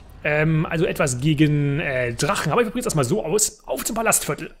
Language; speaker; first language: German; native; German